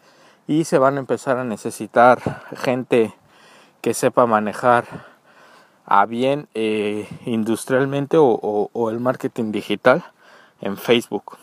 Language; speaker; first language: Spanish; native; Spanish